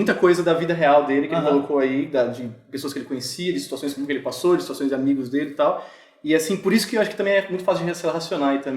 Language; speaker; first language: Portuguese; native; Portuguese